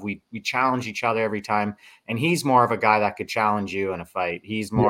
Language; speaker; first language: English; native; English